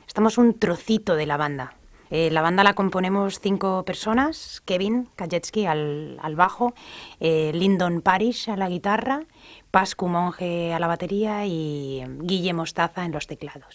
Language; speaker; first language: Spanish; native; Spanish